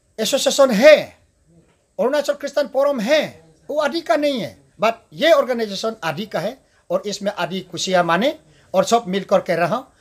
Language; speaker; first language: Hindi; non-native, local second language; Adi